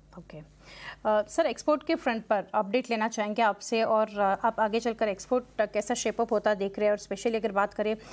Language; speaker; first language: Hindi; non-native, local second language; Gujarati